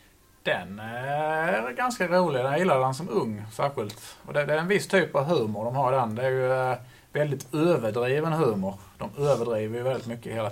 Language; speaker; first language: Swedish; native; Swedish